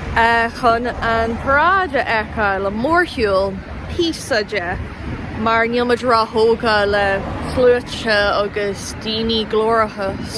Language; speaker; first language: Irish; non-native, local second language; English